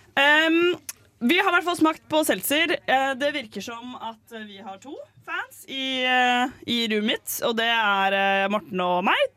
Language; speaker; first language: Norwegian; native; Norwegian